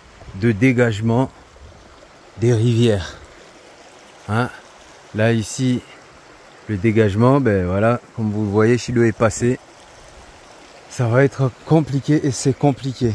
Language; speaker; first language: French; non-native, local second language; Comorian